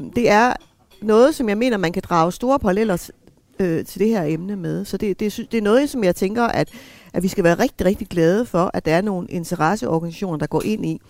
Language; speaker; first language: Danish; native; Danish